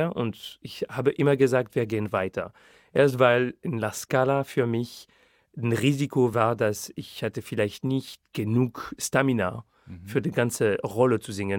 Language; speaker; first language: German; non-native, fluent; French